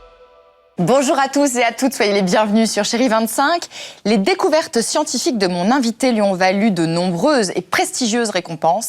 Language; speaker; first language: French; native; French